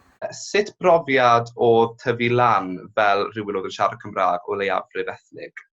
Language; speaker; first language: Welsh; native; Welsh